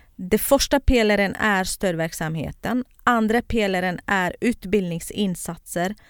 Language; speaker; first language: Swedish; non-native, fluent; Kurdish